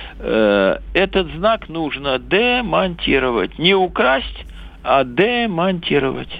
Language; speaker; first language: Russian; native; Russian